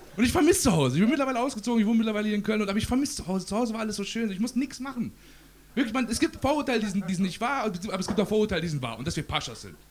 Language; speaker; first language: German; early bilingual, other home language; Persian